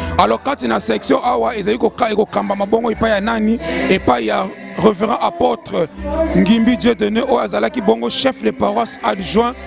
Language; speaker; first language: Lingala; native; Lingala